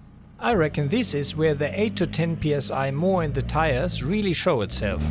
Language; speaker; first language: English; native; English